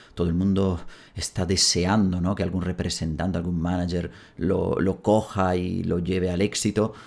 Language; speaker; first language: Spanish; native; Spanish